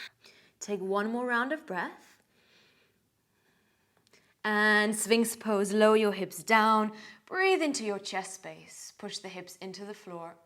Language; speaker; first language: English; native; English